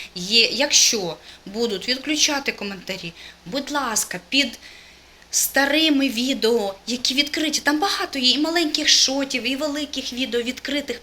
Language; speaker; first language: Ukrainian; non-native, local second language; Russian